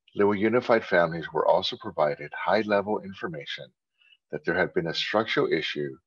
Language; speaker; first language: English; native; English